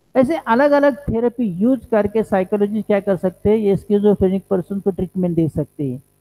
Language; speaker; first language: Hindi; non-native, local second language; Marathi